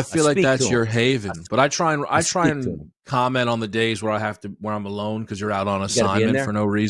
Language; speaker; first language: English; native; English